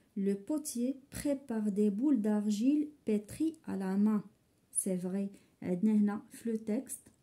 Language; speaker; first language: French; non-native, local second language; Arabic